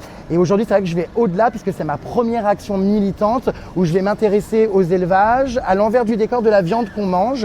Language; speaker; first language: French; native; French